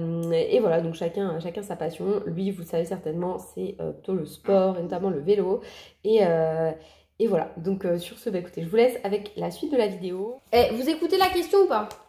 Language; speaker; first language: French; native; French